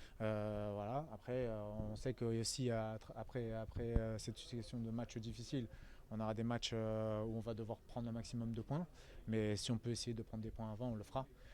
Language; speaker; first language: French; native; French